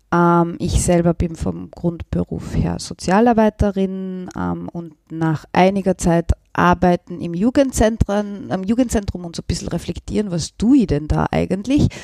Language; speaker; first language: German; native; German